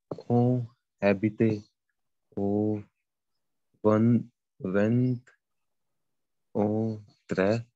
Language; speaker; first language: French; non-native, learner; Hindi